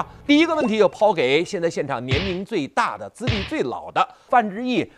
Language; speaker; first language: Chinese; native; Chinese